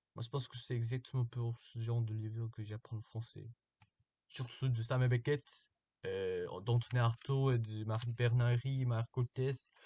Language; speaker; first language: French; non-native, learner; Korean